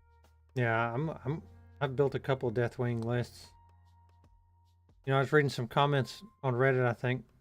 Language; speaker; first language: English; native; English